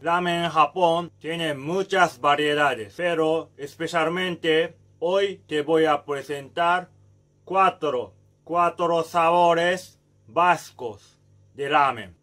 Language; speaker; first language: Spanish; non-native, learner; Japanese